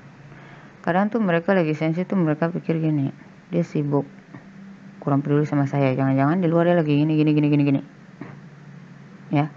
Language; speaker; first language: Indonesian; native; Indonesian